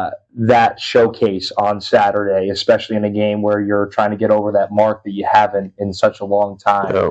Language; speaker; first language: English; native; English